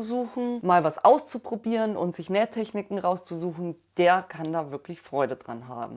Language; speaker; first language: German; native; German